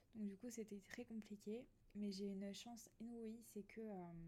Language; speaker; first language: French; native; French